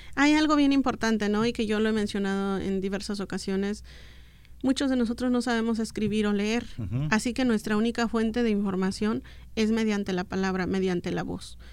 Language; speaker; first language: Spanish; non-native, local second language; Mixtepec Mixtec